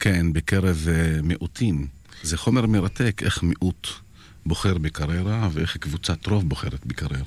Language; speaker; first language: Hebrew; non-native, local second language; Arabic